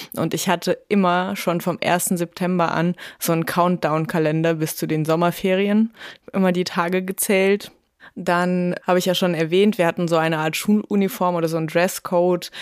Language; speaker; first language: German; early bilingual, other home language; Russian